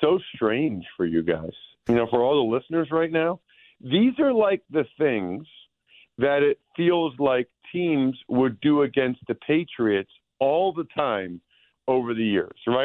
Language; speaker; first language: English; native; English